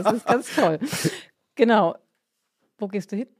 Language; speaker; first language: German; native; German